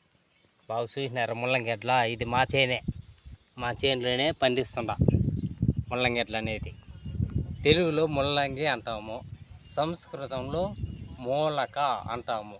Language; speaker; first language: Telugu; native; Telugu